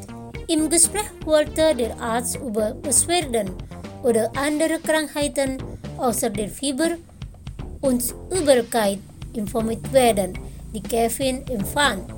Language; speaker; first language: German; non-native, fluent; Indonesian